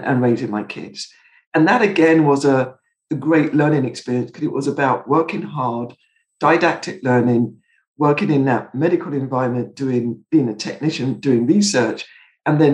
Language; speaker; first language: English; native; English